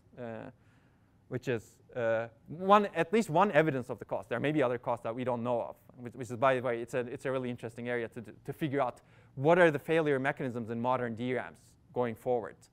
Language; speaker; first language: English; non-native, fluent; Turkish